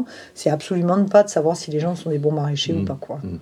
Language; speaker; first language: French; native; French